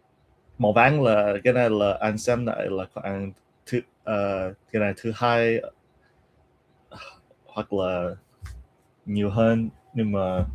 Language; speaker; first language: Vietnamese; non-native, learner; English